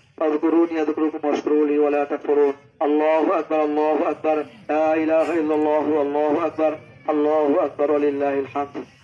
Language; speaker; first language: Arabic; non-native, fluent; Bangla